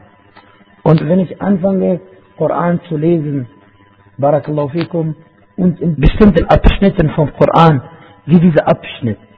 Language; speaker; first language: German; non-native, fluent; Arabic